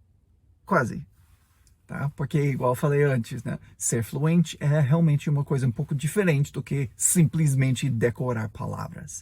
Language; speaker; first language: Portuguese; non-native, fluent; English